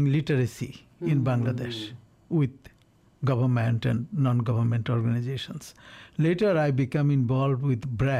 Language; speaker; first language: English; non-native, local second language; Bangla